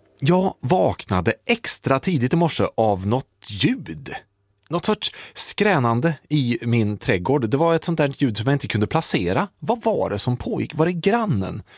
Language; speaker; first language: Swedish; native; Swedish